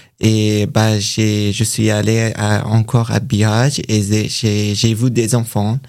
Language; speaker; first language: French; non-native, learner; Persian